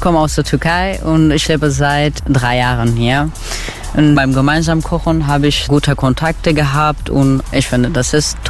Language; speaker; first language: German; non-native, learner; Turkish